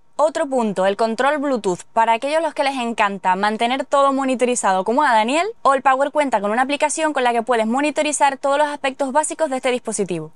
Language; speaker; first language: Spanish; native; Spanish